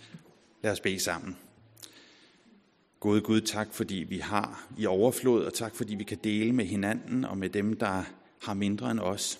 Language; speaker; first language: Danish; native; Danish